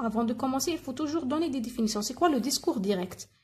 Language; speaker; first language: French; non-native, local second language; Arabic